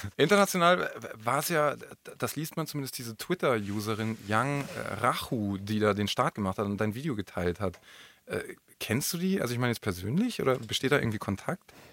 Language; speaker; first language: German; native; German